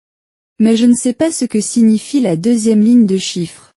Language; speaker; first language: French; non-native, learner; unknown